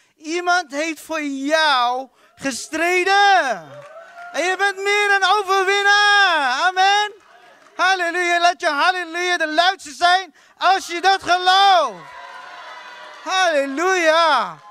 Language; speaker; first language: Dutch; non-native, fluent; Filipino